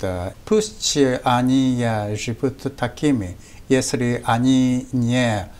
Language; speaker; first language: Russian; non-native, fluent; Japanese